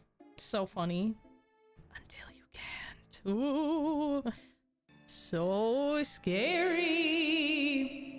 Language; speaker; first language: English; native; English